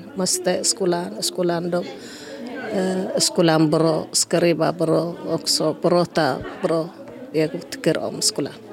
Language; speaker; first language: Swedish; non-native, learner; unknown